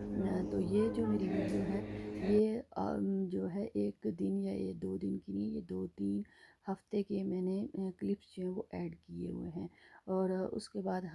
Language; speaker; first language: Urdu; native; Urdu